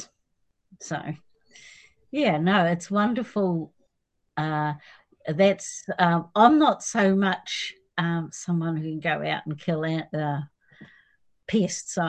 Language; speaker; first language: English; native; English